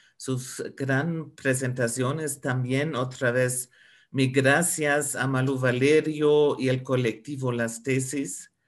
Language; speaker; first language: Spanish; non-native, fluent; German